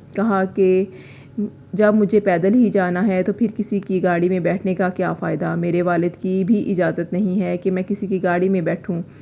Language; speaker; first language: Urdu; native; Urdu